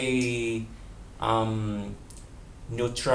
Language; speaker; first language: English; non-native, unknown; Greek